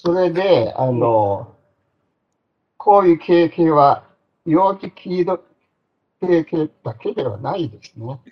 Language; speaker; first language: Japanese; non-native, fluent; Chinese